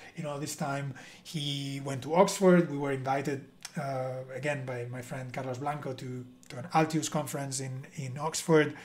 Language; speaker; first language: English; non-native, fluent; Spanish